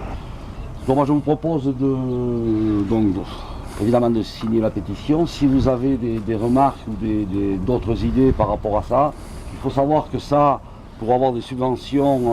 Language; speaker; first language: French; native; French